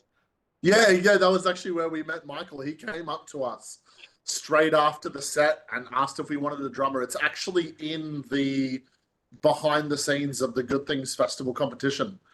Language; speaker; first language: English; native; English